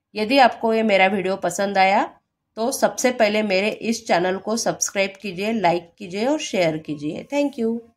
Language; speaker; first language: Hindi; non-native, local second language; Marathi